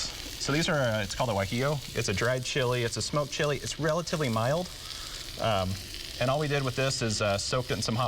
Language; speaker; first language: English; native; English